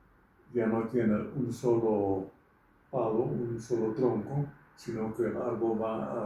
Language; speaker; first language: Spanish; non-native, fluent; Dutch